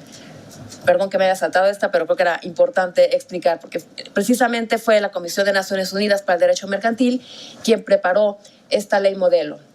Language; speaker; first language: Spanish; native; Spanish